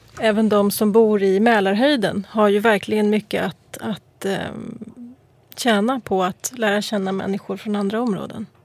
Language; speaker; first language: Swedish; native; Swedish